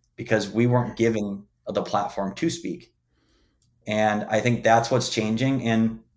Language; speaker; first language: English; native; English